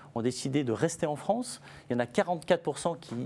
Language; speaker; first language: French; native; French